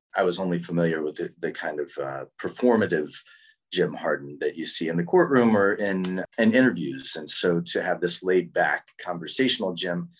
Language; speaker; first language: English; native; English